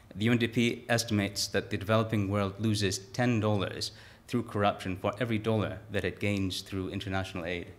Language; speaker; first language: English; native; English